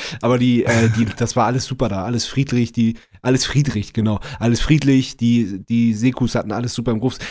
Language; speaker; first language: German; native; German